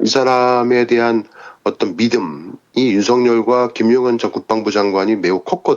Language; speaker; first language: Korean; native; Korean